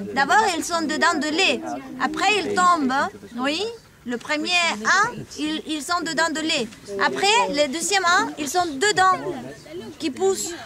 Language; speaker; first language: French; non-native, fluent; Spanish